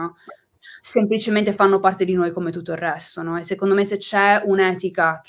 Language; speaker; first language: Italian; native; Italian